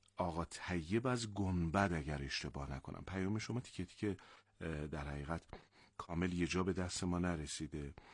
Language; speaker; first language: Persian; non-native, local second language; Azerbaijani